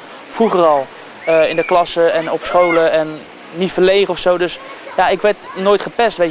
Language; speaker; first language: Dutch; native; Dutch